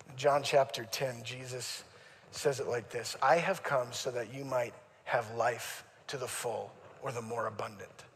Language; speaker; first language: English; native; English